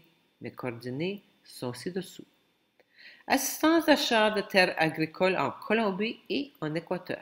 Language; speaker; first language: French; non-native, local second language; Ukrainian